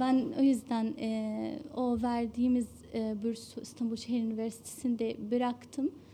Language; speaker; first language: Turkish; non-native, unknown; Arabic